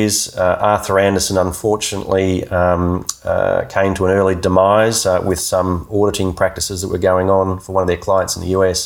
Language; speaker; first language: English; native; English